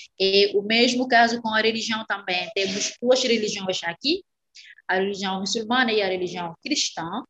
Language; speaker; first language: Portuguese; non-native, fluent; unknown